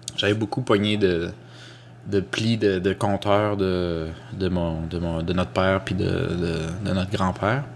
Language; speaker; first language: French; early bilingual, other home language; Spanish